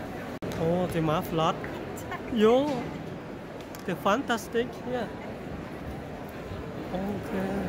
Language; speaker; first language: Danish; non-native, learner; Thai